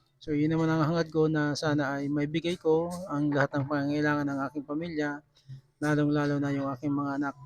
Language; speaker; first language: Filipino; non-native, local second language; Bikol